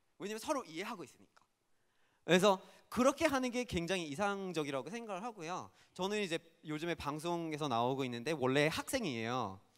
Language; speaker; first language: Korean; non-native, fluent; English